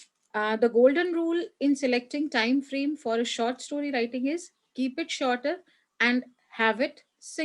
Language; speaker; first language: English; non-native, local second language; Hindi